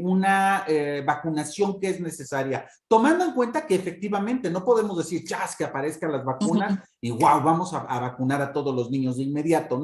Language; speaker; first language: Spanish; native; Spanish